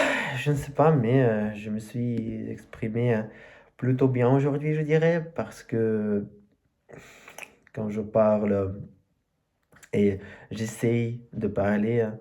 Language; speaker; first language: French; non-native, learner; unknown